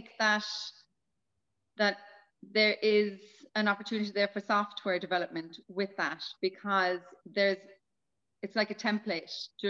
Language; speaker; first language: English; native; English